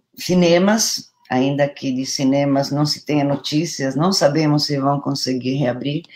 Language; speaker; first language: Portuguese; non-native, fluent; Italian